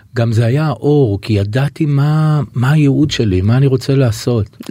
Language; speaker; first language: Hebrew; native; Hebrew